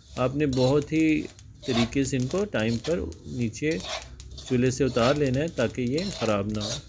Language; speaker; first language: Urdu; non-native, local second language; Punjabi